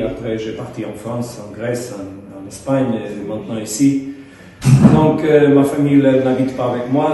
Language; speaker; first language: French; non-native, fluent; Portuguese